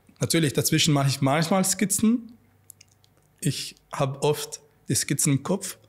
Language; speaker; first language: German; non-native, fluent; Arabic